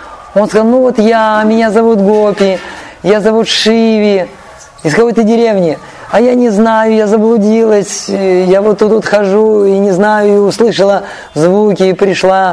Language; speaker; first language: Russian; native; Russian